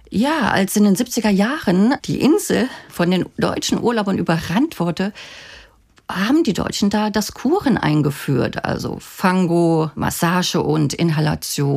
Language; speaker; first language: German; native; German